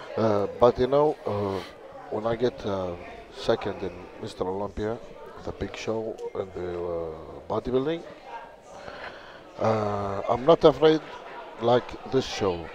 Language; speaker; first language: English; non-native, learner; Arabic